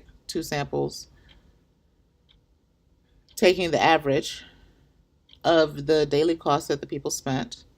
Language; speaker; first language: English; native; English